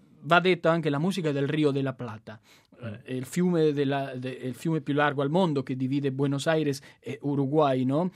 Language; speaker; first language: Italian; non-native, fluent; Spanish